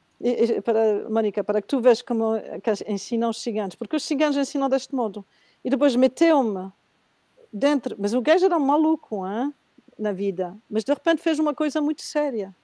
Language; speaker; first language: Portuguese; non-native, fluent; Spanish